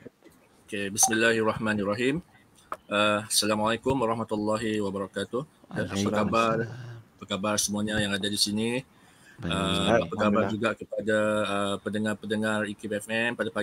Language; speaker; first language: Malay; native; Malay